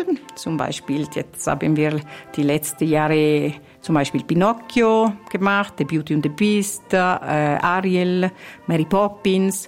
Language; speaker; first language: German; non-native, fluent; Italian